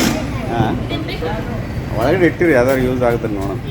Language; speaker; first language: Kannada; native; Kannada